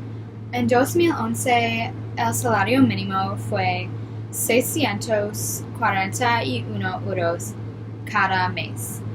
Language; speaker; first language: Spanish; non-native, learner; English